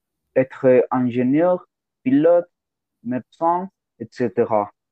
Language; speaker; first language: French; non-native, learner; Spanish